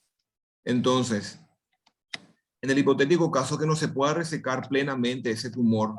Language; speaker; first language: Spanish; native; Spanish